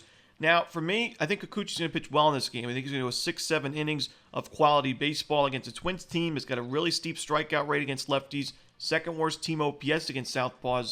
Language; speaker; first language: English; native; English